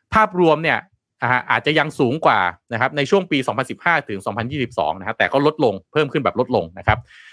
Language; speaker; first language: Thai; non-native, local second language; Lao